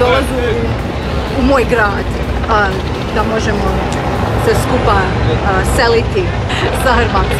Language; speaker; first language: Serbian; early bilingual, heritage; Croatian